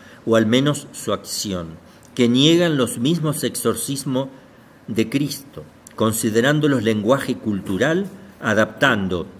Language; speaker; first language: Spanish; native; Spanish